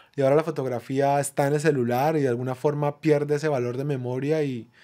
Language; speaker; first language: Spanish; native; Spanish